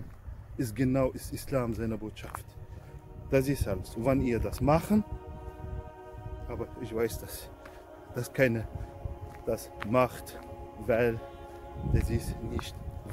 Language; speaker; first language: German; non-native, fluent; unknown